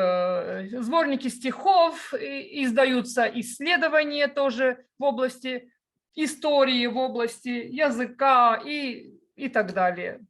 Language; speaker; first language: Russian; non-native, local second language; Gagauz